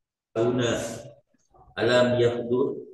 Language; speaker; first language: Arabic; non-native, learner; Indonesian